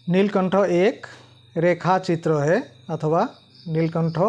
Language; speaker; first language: Hindi; non-native, local second language; Assamese